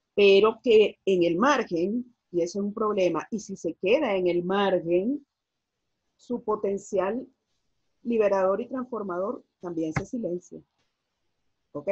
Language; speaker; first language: Spanish; native; Spanish